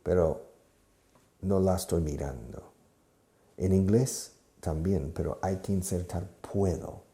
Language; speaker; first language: Spanish; non-native, fluent; English